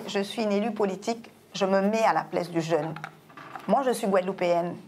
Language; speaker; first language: French; non-native, local second language; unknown